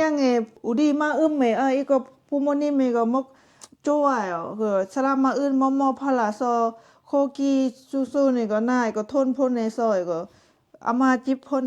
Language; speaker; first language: Korean; non-native, learner; Lao